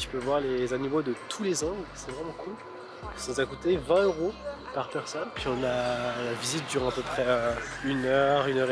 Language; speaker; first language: French; native; French